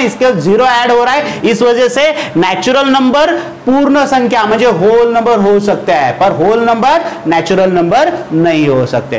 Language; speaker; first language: Hindi; non-native, local second language; Marathi